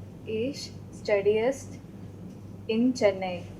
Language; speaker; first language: German; non-native, learner; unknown